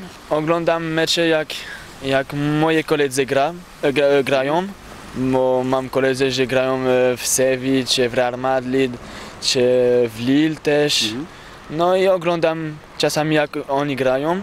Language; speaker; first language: Polish; early bilingual, heritage; French